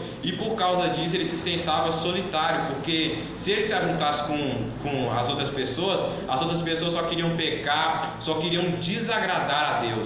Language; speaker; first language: Portuguese; native; Portuguese